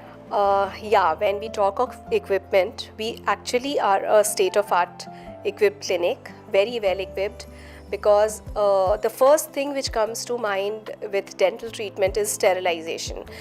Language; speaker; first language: English; non-native, local second language; Hindi